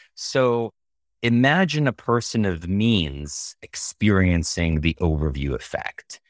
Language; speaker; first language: English; early bilingual, other home language; Russian